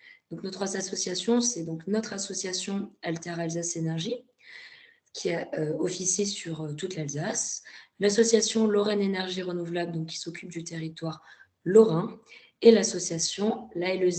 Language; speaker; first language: French; native; French